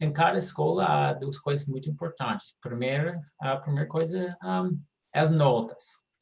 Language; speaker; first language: Portuguese; non-native, fluent; English